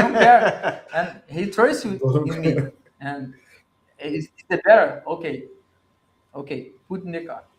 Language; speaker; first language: English; non-native, learner; Portuguese